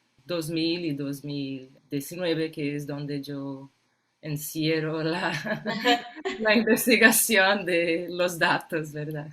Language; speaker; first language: Spanish; non-native, fluent; Portuguese